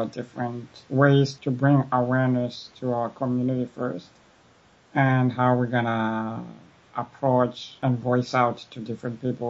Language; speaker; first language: English; non-native, local second language; Shona